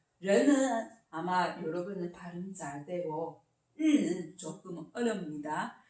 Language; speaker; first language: Korean; non-native, learner; Chinese